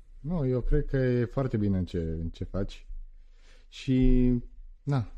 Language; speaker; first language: Romanian; early bilingual, heritage; Romanian